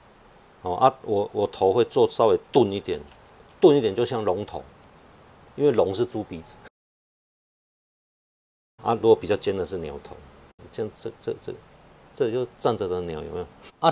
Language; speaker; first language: Chinese; non-native, local second language; Min Nan Chinese